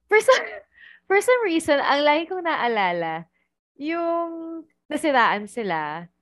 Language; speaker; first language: Filipino; native; Filipino